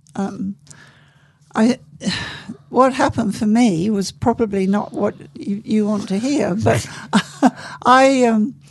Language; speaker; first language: English; native; English